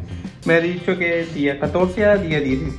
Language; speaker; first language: Spanish; non-native, learner; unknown